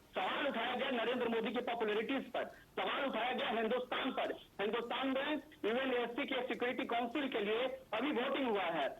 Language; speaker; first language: Hindi; native; Hindi